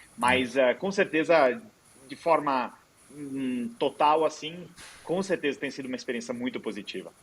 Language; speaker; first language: Portuguese; non-native, fluent; Italian